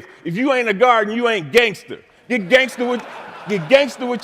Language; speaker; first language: English; native; English